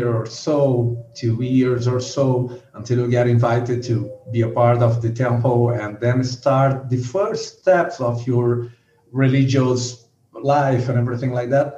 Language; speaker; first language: English; non-native, fluent; Portuguese